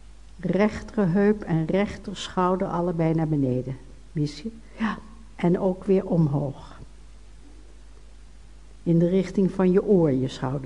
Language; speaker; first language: Dutch; native; Dutch